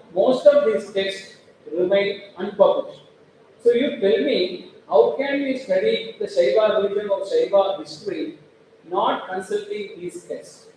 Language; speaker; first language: English; non-native, local second language; Malayalam